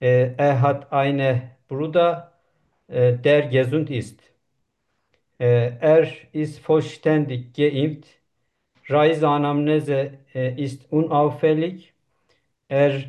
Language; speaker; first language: German; non-native, learner; Turkish